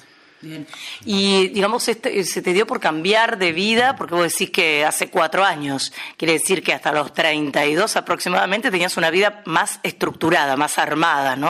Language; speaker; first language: Spanish; native; Spanish